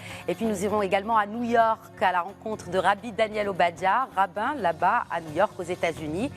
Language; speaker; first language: French; non-native, local second language; Arabic